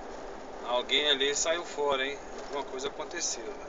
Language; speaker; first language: Portuguese; native; Portuguese